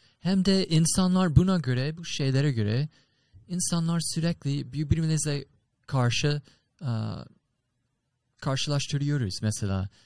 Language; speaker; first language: Turkish; non-native, fluent; English